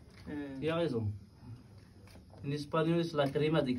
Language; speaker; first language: French; non-native, learner; Spanish